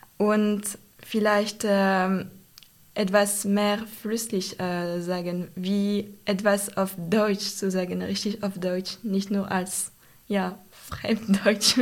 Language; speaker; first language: German; non-native, learner; French